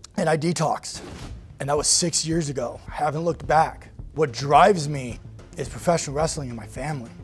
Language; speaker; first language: English; native; English